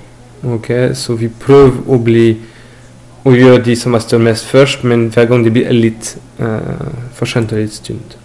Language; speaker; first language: Norwegian; non-native, learner; French